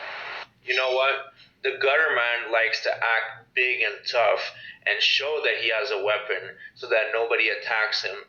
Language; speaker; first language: English; native; English